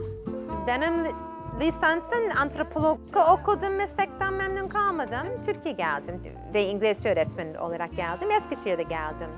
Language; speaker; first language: Turkish; non-native, fluent; English